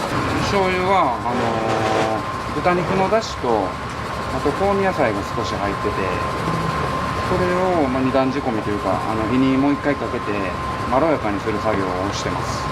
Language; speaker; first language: Japanese; native; Japanese